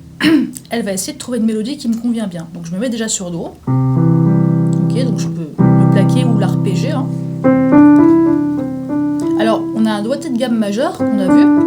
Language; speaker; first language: French; native; French